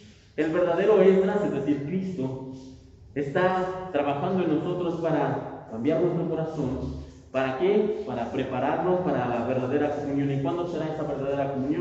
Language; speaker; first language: Spanish; native; Spanish